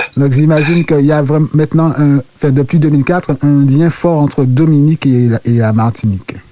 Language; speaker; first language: French; native; French